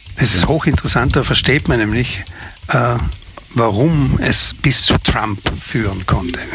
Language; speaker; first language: German; native; German